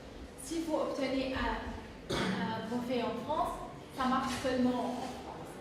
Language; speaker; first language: French; non-native, fluent; English